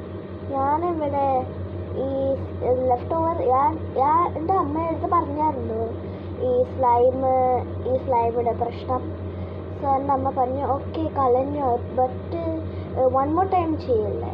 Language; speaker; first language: Malayalam; early bilingual, heritage; Malayalam